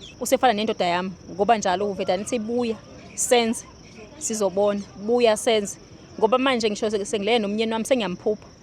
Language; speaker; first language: Zulu; native; Zulu